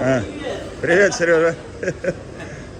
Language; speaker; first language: Russian; native; Russian